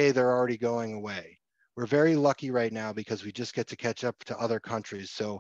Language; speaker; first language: English; native; English